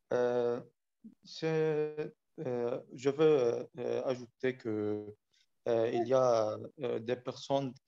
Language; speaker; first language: French; non-native, learner; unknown